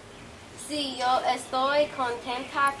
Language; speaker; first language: Spanish; non-native, learner; English